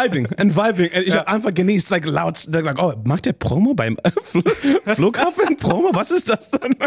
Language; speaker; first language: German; non-native, learner; English